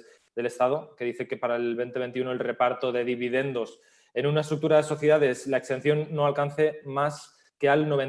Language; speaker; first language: Spanish; native; Spanish